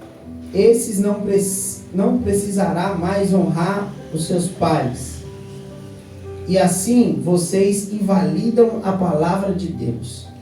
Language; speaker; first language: Portuguese; native; Portuguese